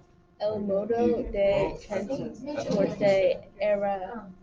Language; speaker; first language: Spanish; non-native, learner; English